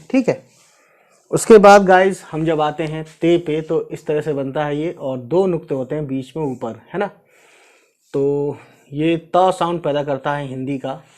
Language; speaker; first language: Hindi; native; Hindi